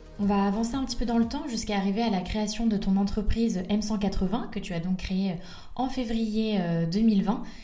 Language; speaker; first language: French; native; French